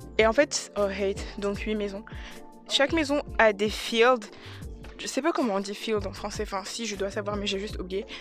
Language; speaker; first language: French; native; French